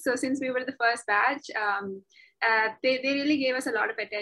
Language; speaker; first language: English; non-native, local second language; Tamil